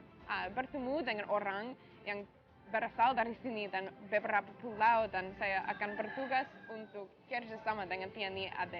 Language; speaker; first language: Indonesian; non-native, learner; English